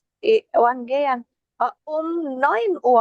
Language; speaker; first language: German; non-native, learner; Indonesian